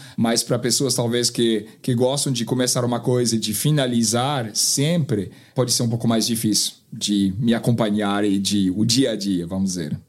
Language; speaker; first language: Portuguese; non-native, fluent; French